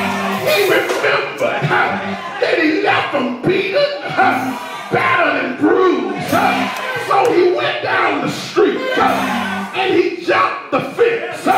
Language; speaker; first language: English; native; English